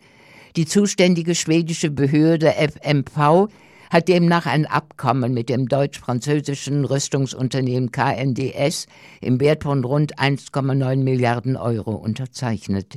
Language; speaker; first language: German; native; German